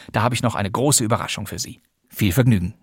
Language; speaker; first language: German; native; German